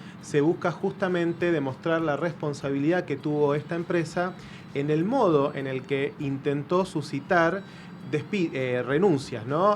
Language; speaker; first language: Spanish; native; Spanish